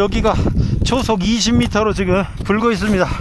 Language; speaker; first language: Korean; native; Korean